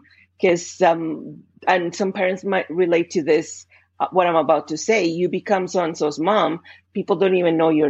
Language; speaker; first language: English; non-native, fluent; Spanish